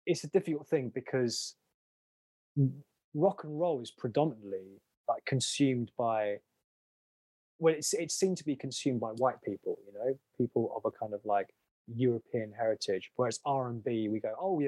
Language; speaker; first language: English; native; English